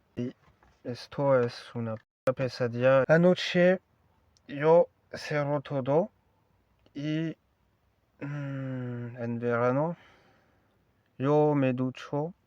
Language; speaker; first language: Spanish; non-native, learner; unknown